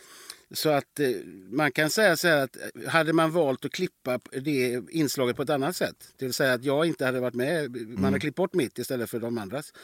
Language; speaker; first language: Swedish; native; Swedish